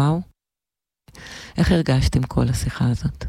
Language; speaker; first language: Hebrew; native; Hebrew